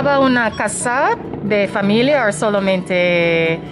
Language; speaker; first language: Spanish; non-native, learner; English